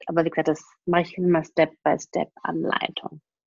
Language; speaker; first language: German; native; German